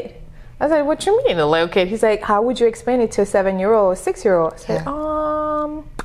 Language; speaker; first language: English; non-native, fluent; French